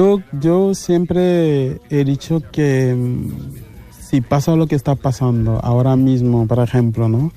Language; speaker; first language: Spanish; non-native, fluent; Wolof